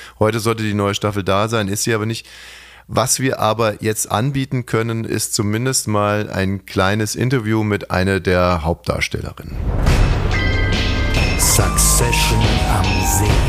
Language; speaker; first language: German; native; German